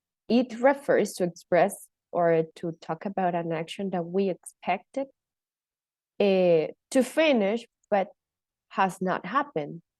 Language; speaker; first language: English; non-native, fluent; Spanish